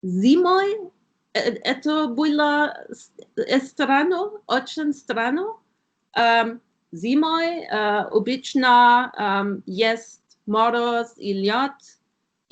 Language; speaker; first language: Russian; non-native, learner; German